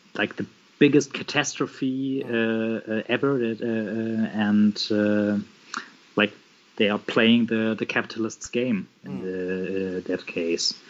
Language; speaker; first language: English; non-native, fluent; German